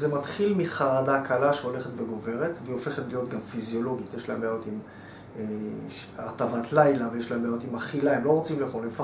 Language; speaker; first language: Hebrew; native; Hebrew